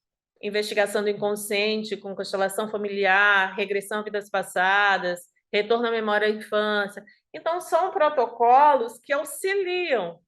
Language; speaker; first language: Portuguese; native; Portuguese